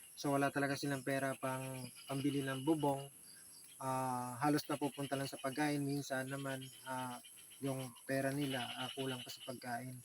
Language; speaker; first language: Filipino; native; Filipino